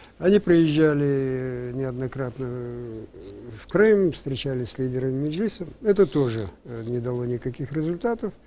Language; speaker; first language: Russian; non-native, local second language; Crimean Tatar